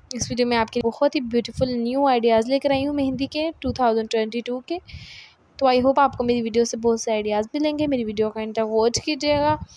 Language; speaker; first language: Hindi; native; Hindi